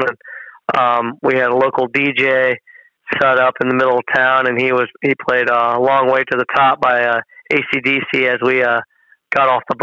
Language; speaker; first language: English; native; English